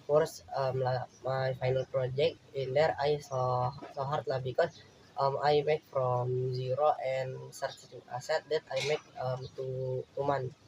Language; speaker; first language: English; non-native, learner; Indonesian